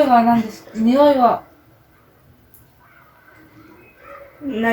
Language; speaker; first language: Japanese; non-native, learner; Mongolian